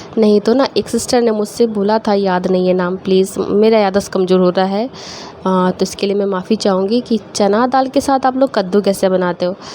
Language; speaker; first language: Hindi; native; Hindi